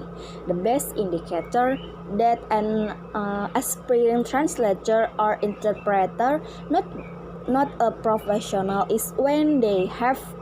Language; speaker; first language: English; non-native, learner; Indonesian